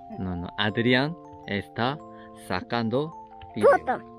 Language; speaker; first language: Spanish; non-native, learner; Korean